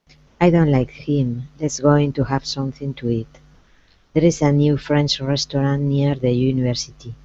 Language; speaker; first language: English; non-native, learner; Spanish